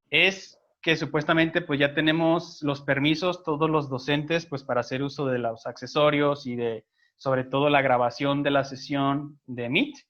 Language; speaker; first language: Spanish; native; Spanish